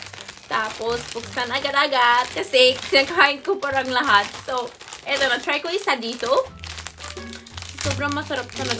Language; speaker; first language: Filipino; non-native, learner; English